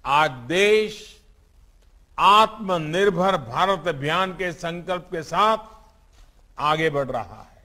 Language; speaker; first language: Hindi; non-native, local second language; Gujarati